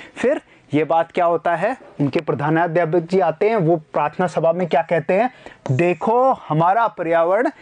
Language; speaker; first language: Hindi; native; Hindi